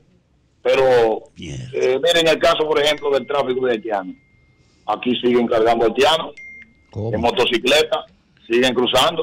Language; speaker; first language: Spanish; native; Spanish